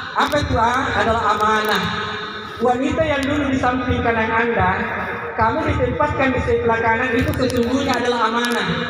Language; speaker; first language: Indonesian; non-native, local second language; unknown